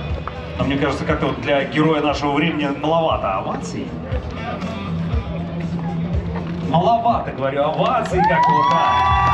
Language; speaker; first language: Russian; native; Russian